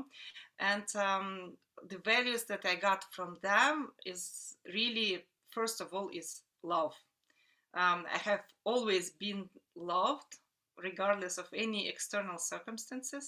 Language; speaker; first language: English; non-native, fluent; Russian